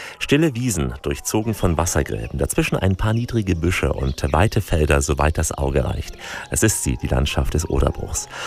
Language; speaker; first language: German; native; German